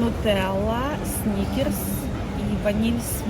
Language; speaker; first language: Russian; native; Russian